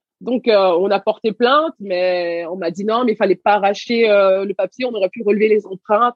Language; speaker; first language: French; early bilingual, other home language; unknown